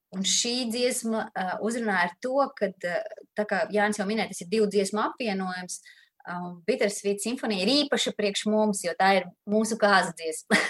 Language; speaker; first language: Latvian; native; Latvian